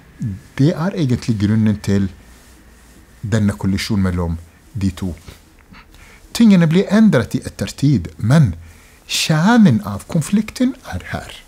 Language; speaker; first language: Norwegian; non-native, fluent; Arabic